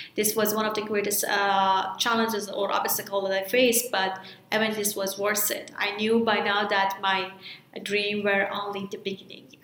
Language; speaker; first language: English; non-native, fluent; Persian